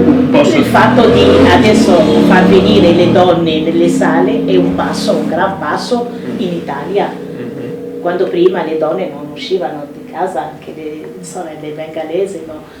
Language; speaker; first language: Italian; non-native, fluent; Arabic